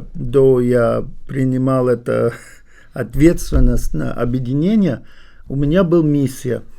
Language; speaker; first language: Russian; non-native, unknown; English